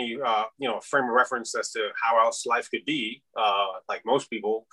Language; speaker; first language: English; early bilingual, other home language; Persian